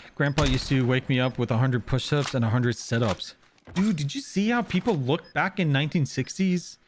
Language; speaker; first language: English; native; English